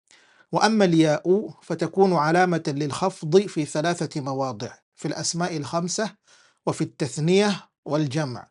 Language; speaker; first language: Arabic; non-native, fluent; English